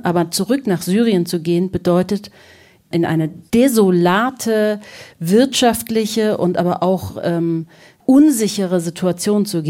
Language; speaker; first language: German; native; German